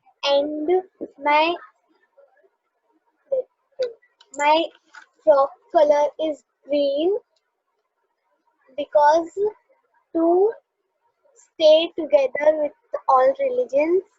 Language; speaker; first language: English; non-native, learner; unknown